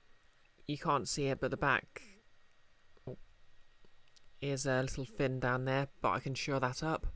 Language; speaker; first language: English; native; English